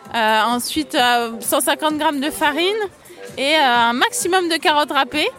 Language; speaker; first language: French; native; French